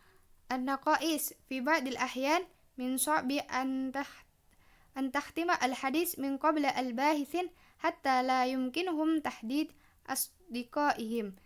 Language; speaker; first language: Arabic; non-native, learner; Indonesian